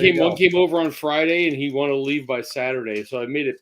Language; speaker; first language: English; native; English